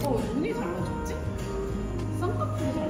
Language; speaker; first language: Korean; native; Korean